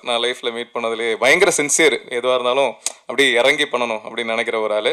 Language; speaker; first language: Tamil; native; Tamil